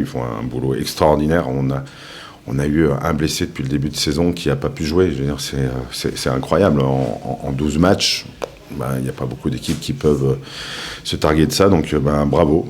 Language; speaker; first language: French; native; French